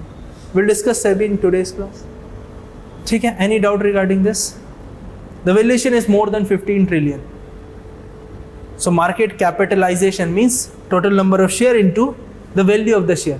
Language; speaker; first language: English; non-native, local second language; Hindi